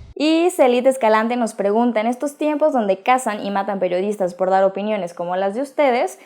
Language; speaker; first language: Spanish; native; Spanish